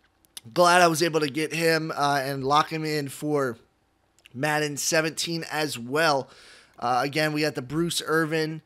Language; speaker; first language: English; native; English